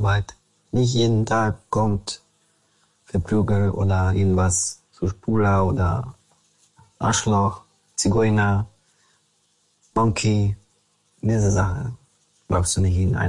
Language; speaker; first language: German; non-native, learner; Romanian